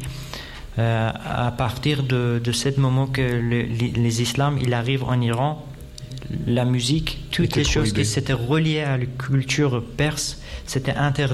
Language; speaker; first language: French; non-native, fluent; Persian